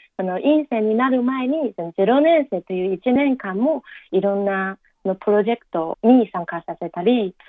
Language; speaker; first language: Japanese; non-native, learner; Chinese